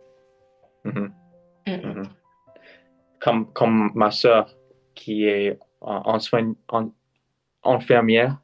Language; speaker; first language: French; non-native, learner; English